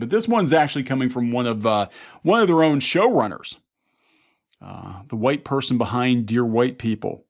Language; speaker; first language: English; native; English